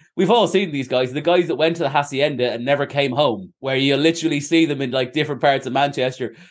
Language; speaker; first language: English; native; English